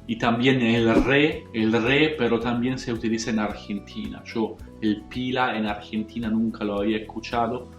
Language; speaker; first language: Spanish; non-native, fluent; Italian